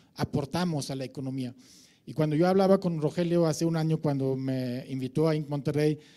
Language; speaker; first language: Spanish; non-native, fluent; German